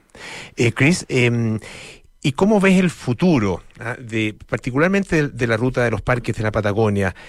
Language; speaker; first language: Spanish; native; Spanish